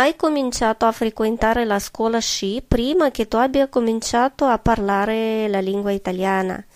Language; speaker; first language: Italian; non-native, fluent; Russian